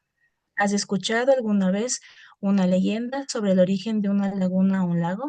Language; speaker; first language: Spanish; native; Spanish